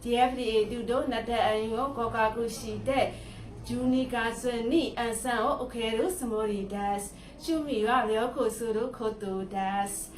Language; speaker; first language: Japanese; non-native, learner; Burmese